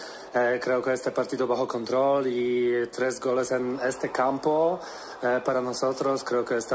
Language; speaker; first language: Spanish; non-native, learner; Polish